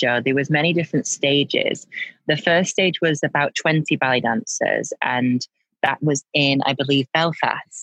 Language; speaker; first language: English; native; English